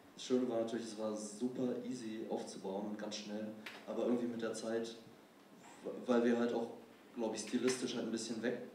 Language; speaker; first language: German; native; German